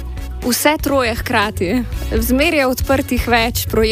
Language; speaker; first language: Slovenian; native; Slovenian